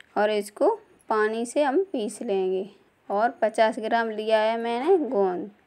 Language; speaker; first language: Hindi; native; Hindi